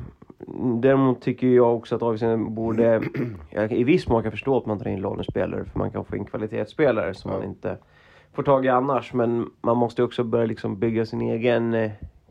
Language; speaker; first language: Swedish; native; Swedish